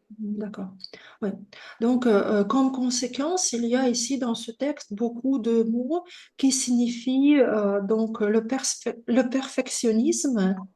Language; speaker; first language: French; non-native, fluent; Russian